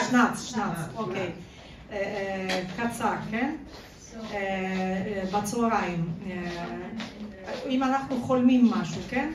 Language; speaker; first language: Hebrew; non-native, fluent; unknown